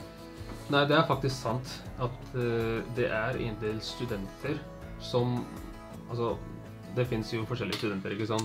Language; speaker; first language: Norwegian; early bilingual, other home language; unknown